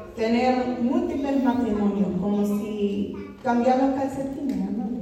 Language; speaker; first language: Spanish; non-native, fluent; English